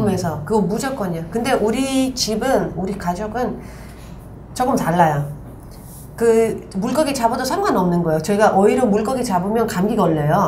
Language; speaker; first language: Korean; non-native, local second language; Uzbek